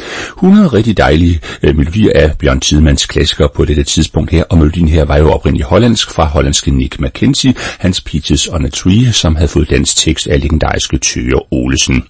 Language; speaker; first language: Danish; native; Danish